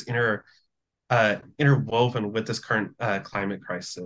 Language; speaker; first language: English; native; English